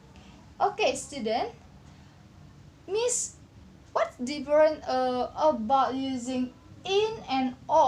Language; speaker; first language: English; non-native, learner; Indonesian